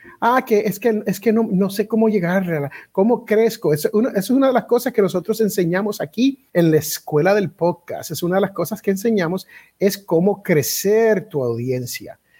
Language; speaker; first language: Spanish; native; Spanish